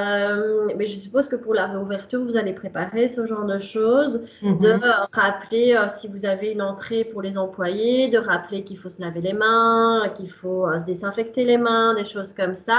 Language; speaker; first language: French; native; French